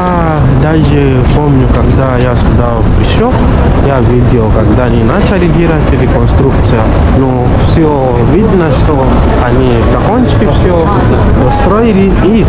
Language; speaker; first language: Russian; non-native, fluent; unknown